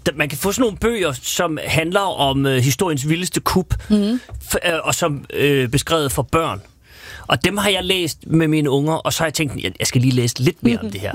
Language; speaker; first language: Danish; native; Danish